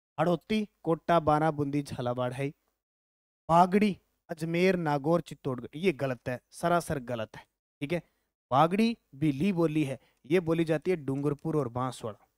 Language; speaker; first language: Hindi; native; Hindi